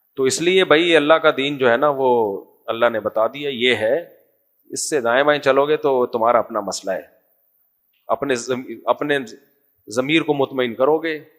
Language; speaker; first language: Urdu; native; Urdu